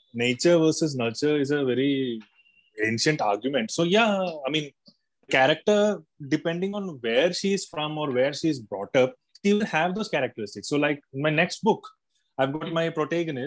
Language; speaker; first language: English; non-native, local second language; Malayalam